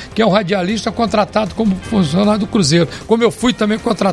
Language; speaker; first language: Portuguese; native; Portuguese